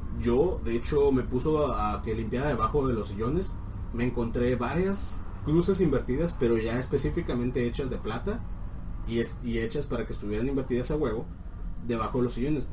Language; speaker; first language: Spanish; native; Spanish